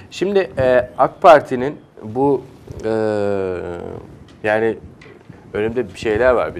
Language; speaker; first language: Turkish; native; Turkish